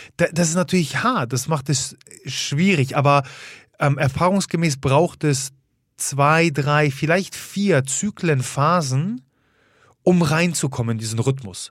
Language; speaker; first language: German; early bilingual, other home language; Polish